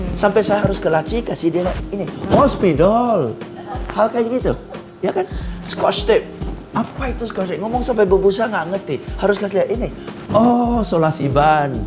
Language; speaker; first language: Indonesian; non-native, fluent; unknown